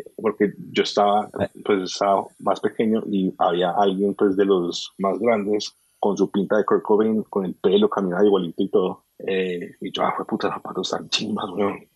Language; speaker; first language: Spanish; native; Spanish